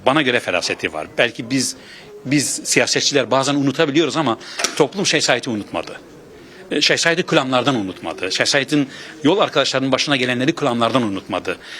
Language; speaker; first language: Turkish; non-native, local second language; Kurdish